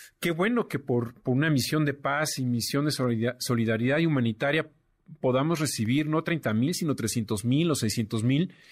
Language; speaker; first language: Spanish; native; Spanish